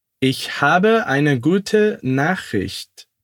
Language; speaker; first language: German; non-native, fluent; Portuguese